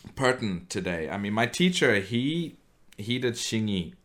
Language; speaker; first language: English; native; English